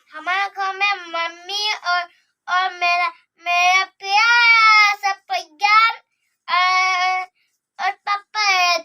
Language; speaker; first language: Hindi; non-native, local second language; Assamese